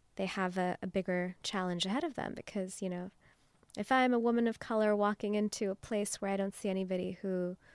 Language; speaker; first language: English; non-native, local second language; Urdu